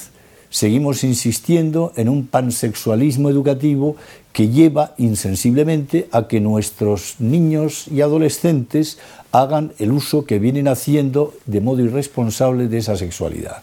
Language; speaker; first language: Spanish; native; Spanish